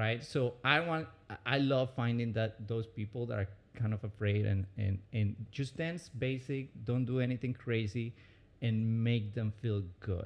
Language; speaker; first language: English; non-native, fluent; Spanish